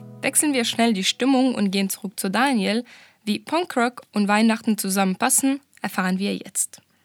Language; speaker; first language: German; non-native, fluent; Arabic